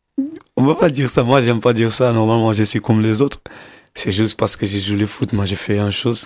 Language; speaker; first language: French; non-native, learner; Kabuverdianu